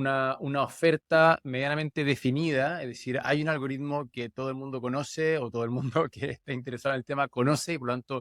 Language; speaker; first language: Spanish; native; Spanish